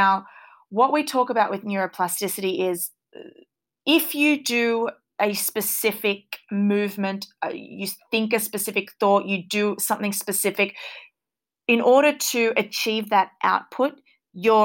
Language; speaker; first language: English; native; English